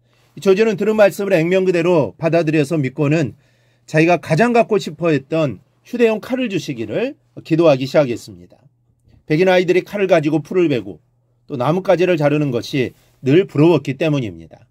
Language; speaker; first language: Korean; native; Korean